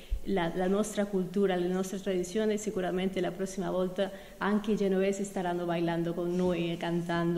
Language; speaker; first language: Italian; non-native, fluent; Spanish